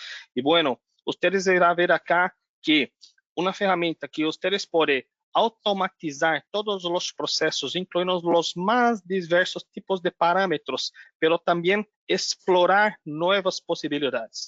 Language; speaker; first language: Spanish; non-native, learner; Portuguese